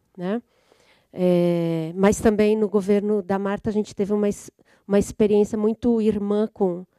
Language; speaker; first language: Portuguese; native; Portuguese